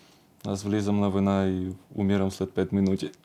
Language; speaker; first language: Bulgarian; non-native, learner; Russian